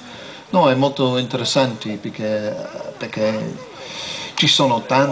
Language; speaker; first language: Italian; non-native, learner; English